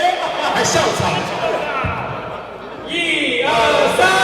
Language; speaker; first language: Chinese; native; Chinese